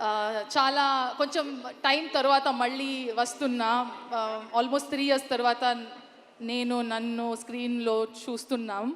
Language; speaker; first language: Telugu; non-native, learner; Kannada